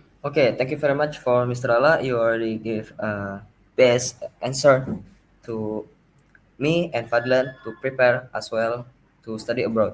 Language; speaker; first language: English; non-native, learner; Indonesian